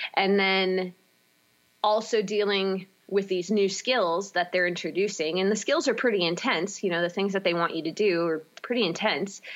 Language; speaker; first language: English; native; English